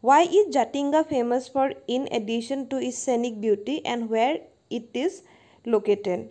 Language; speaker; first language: English; non-native, local second language; Assamese